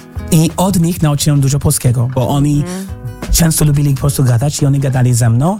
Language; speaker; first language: Polish; non-native, fluent; English